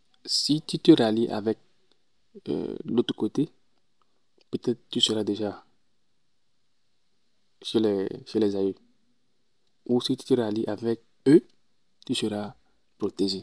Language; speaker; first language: French; non-native, local second language; Ewe